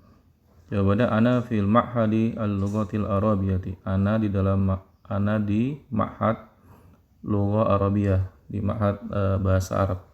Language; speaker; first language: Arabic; non-native, fluent; Indonesian